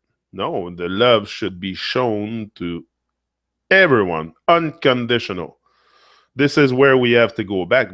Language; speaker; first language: English; non-native, fluent; French